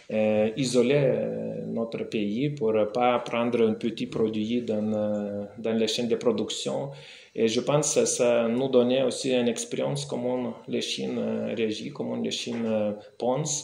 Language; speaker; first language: French; non-native, fluent; Lithuanian